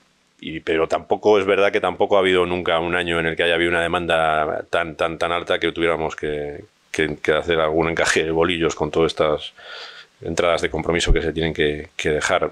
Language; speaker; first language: Spanish; native; Spanish